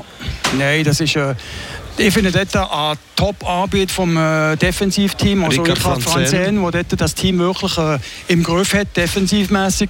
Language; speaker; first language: German; native; German